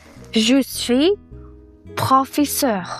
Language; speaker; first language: French; non-native, learner; Uzbek